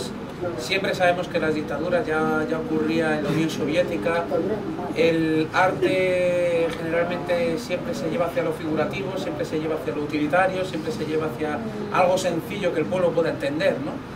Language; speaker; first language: Spanish; native; Spanish